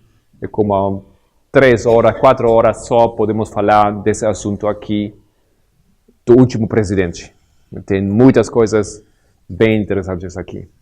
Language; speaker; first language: Portuguese; non-native, fluent; Spanish